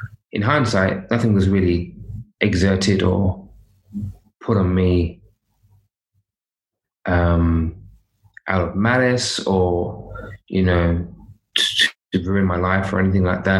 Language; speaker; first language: English; native; English